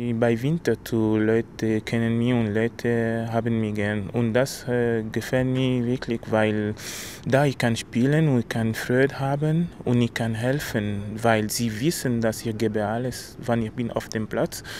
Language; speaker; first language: German; non-native, learner; French